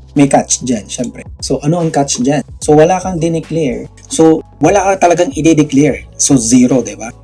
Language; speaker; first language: Filipino; non-native, local second language; Cebuano